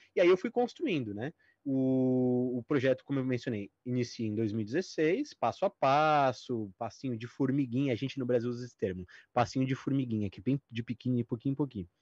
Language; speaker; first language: Portuguese; native; Portuguese